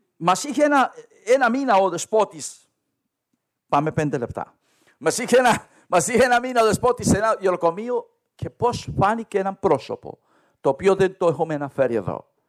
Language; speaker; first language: Greek; non-native, learner; Spanish